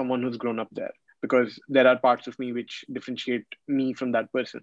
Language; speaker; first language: English; non-native, local second language; Hindi